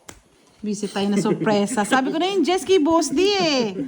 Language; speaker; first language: Filipino; native; Filipino